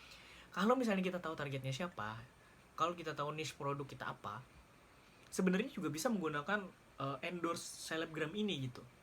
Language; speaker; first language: Indonesian; native; Indonesian